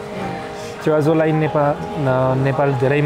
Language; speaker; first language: Nepali; non-native, learner; French